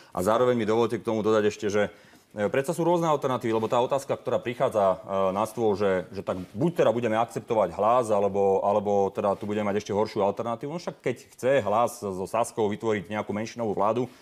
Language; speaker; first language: Slovak; native; Slovak